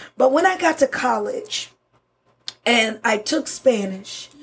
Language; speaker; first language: English; early bilingual, other home language; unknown